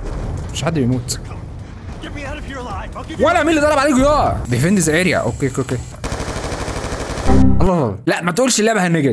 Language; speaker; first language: Arabic; native; Arabic